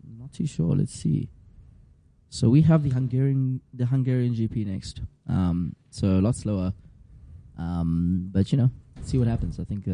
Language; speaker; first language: English; non-native, local second language; Zulu